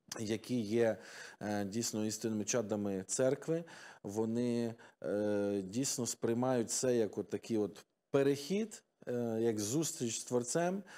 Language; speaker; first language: Ukrainian; native; Ukrainian